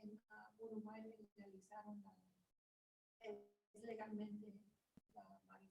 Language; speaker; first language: Spanish; early bilingual, heritage; Spanish